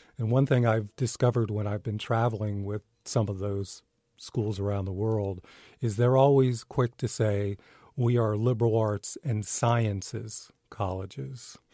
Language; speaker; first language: English; native; English